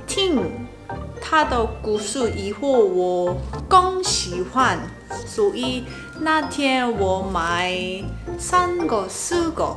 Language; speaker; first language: Chinese; non-native, learner; Korean